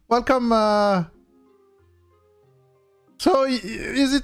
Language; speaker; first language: English; non-native, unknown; French